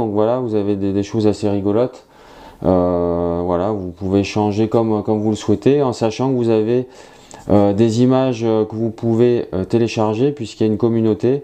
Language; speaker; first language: French; native; French